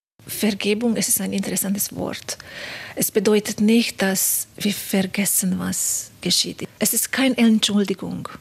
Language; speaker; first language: German; non-native, fluent; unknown